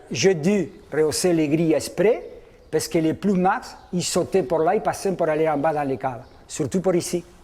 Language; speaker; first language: French; non-native, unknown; Spanish